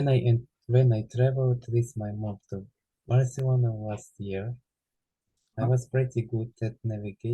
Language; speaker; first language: English; non-native, learner; Ukrainian